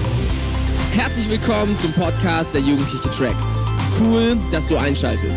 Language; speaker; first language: German; native; German